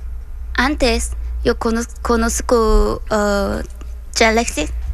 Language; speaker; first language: Spanish; non-native, learner; Korean